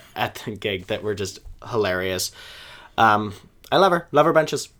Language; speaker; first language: English; native; English